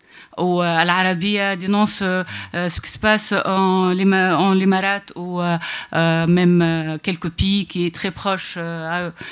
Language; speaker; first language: French; non-native, local second language; Arabic